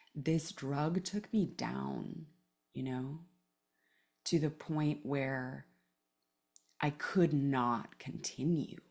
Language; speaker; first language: English; native; English